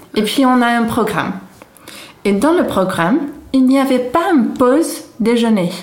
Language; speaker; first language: French; non-native, fluent; Dutch